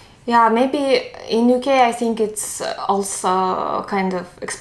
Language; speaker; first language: English; non-native, learner; Russian